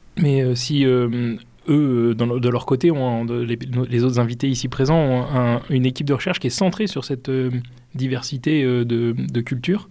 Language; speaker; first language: French; native; French